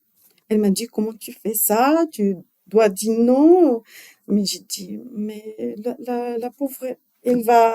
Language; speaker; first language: French; non-native, learner; Arabic